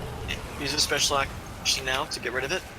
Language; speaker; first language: English; native; English